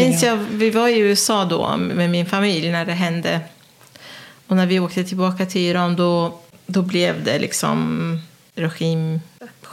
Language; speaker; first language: Swedish; non-native, fluent; Persian